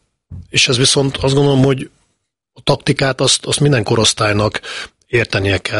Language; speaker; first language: Hungarian; native; Hungarian